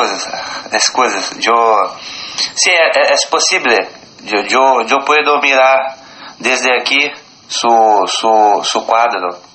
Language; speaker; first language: Spanish; non-native, learner; Portuguese